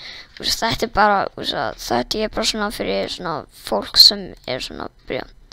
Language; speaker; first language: Icelandic; non-native, learner; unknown